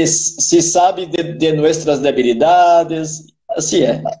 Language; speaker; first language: Spanish; non-native, fluent; Portuguese